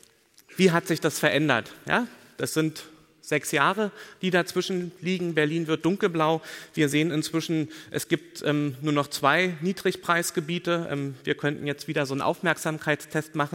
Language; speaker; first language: German; native; German